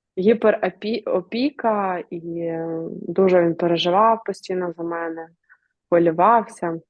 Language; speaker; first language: Ukrainian; native; Ukrainian